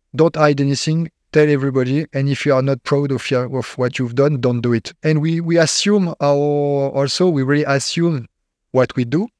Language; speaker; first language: English; non-native, fluent; French